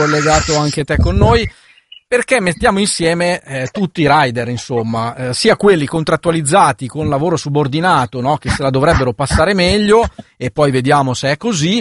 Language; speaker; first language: Italian; native; Italian